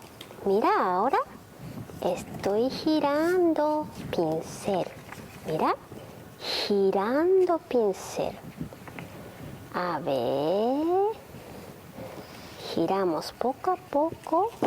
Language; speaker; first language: Spanish; non-native, learner; Japanese